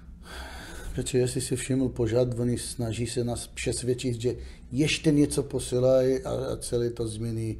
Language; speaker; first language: Czech; non-native, fluent; Hebrew